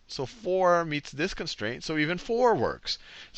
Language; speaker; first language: English; native; English